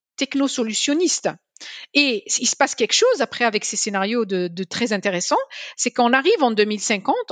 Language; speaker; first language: French; non-native, local second language; Arabic